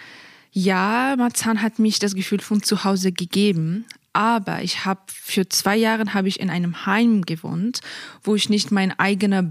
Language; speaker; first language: German; non-native, fluent; Persian